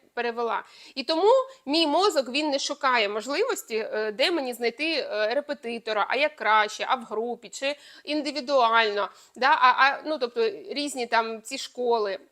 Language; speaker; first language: Ukrainian; non-native, local second language; Russian